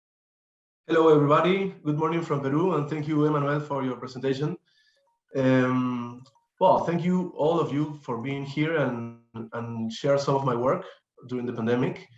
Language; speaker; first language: English; non-native, fluent; Spanish